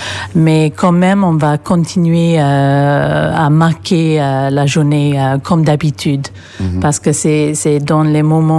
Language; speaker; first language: French; non-native, fluent; English